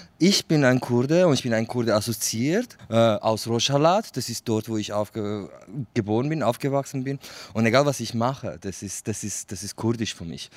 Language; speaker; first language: German; non-native, fluent; Kurdish